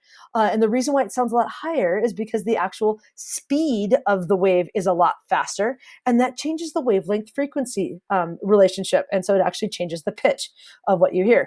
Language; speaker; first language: English; native; English